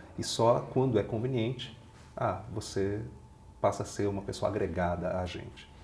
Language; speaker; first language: Portuguese; native; Portuguese